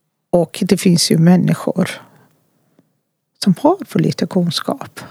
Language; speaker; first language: Swedish; non-native, fluent; Persian